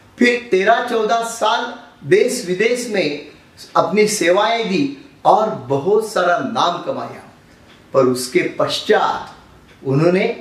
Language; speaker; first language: Hindi; non-native, local second language; Marathi